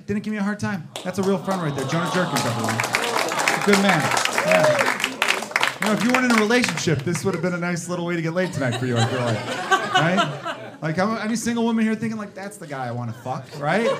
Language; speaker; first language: English; native; English